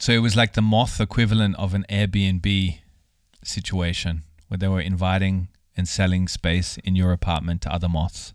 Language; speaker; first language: English; native; English